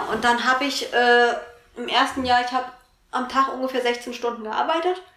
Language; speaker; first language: German; native; German